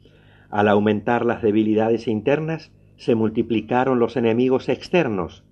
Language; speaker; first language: Spanish; native; Spanish